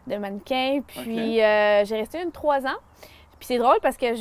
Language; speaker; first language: French; early bilingual, other home language; Spanish